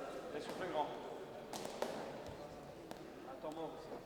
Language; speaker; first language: French; native; French